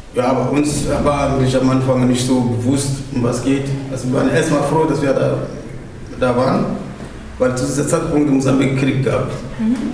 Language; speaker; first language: German; non-native, fluent; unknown